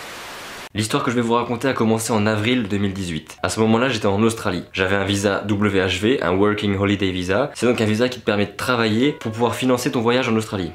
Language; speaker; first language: French; native; French